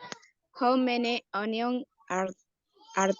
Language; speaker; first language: English; non-native, learner; Spanish